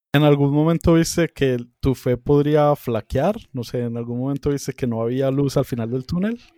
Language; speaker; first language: Spanish; native; Spanish